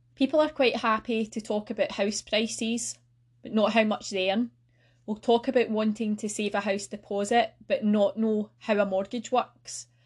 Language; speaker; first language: English; native; English